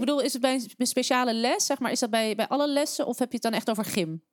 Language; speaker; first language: Dutch; native; Dutch